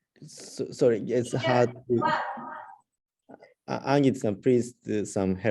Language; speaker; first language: English; non-native, learner; Japanese